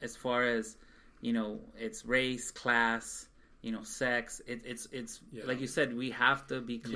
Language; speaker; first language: English; native; English